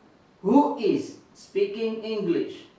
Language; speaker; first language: English; non-native, fluent; Indonesian